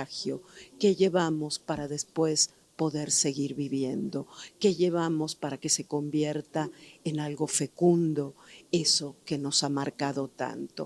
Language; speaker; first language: Spanish; native; Spanish